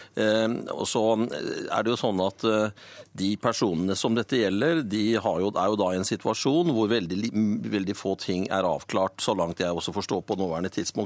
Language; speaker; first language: Norwegian; native; Norwegian